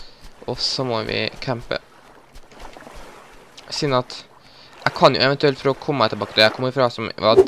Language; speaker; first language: Norwegian; native; Norwegian